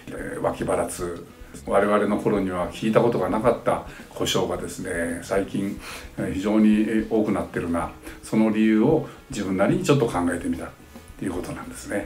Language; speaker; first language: Japanese; native; Japanese